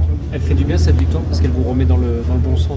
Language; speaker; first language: French; native; French